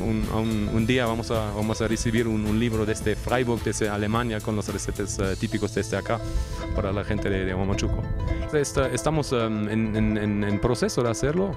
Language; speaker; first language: Spanish; non-native, fluent; German